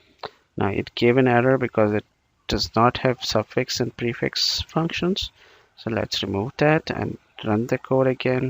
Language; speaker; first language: English; non-native, local second language; Bangla